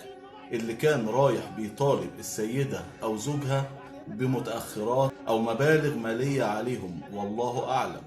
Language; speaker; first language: Arabic; native; Arabic